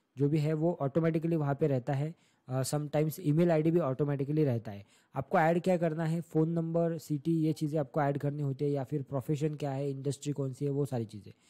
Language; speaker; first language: Hindi; non-native, local second language; Marathi